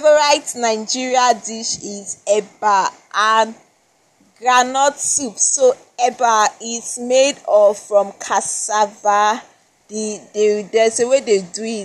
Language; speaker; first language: English; non-native, local second language; Esan